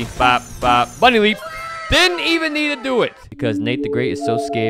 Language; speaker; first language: English; native; English